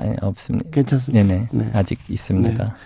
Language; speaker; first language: Korean; non-native, learner; English